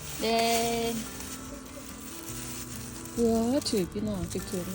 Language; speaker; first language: Korean; non-native, learner; Thai